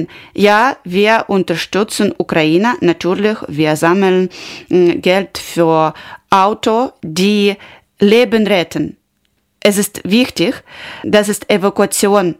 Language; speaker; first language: German; non-native, learner; Ukrainian